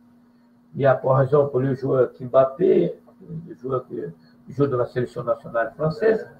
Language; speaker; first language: French; non-native, fluent; Portuguese